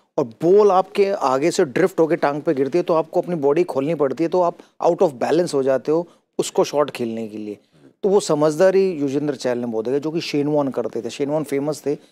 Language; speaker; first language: Hindi; native; Hindi